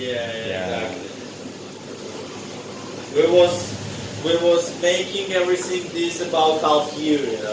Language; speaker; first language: English; non-native, learner; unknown